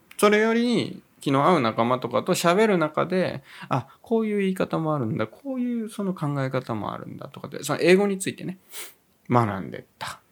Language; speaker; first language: Japanese; native; Japanese